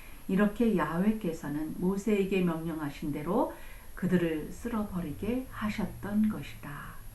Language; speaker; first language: Korean; native; Korean